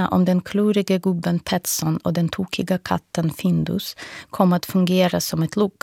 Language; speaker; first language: Swedish; non-native, fluent; Russian